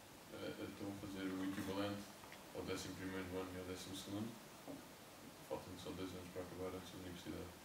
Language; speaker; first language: Portuguese; early bilingual, other home language; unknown